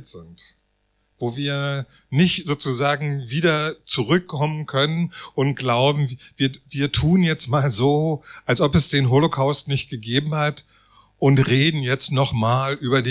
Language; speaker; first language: German; native; German